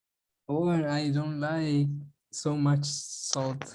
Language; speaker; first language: English; non-native, learner; Spanish